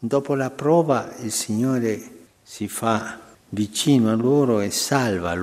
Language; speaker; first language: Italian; non-native, fluent; Spanish